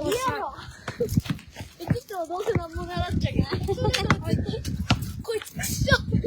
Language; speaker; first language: Japanese; native; Japanese